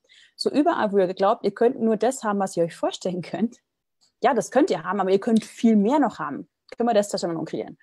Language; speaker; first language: German; native; German